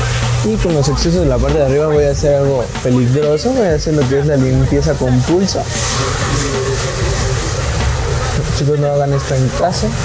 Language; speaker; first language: Spanish; native; Spanish